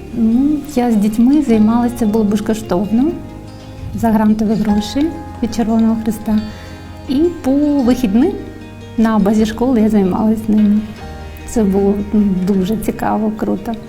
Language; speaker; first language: Ukrainian; non-native, fluent; Georgian